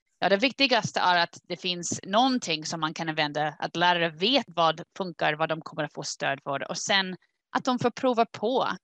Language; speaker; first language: Swedish; non-native, fluent; English